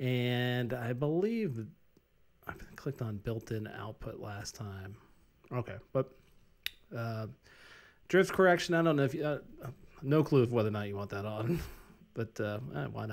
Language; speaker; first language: English; native; English